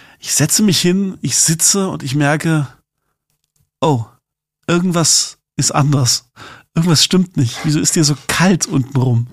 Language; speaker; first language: German; native; German